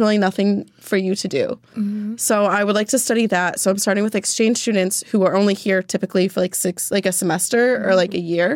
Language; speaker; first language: English; native; English